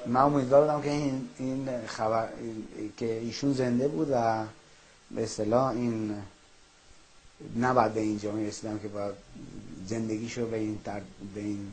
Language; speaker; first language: Persian; native; Persian